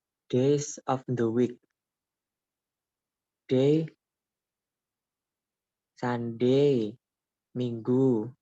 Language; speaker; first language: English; non-native, learner; Indonesian